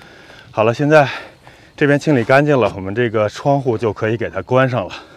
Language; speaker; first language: Chinese; native; Chinese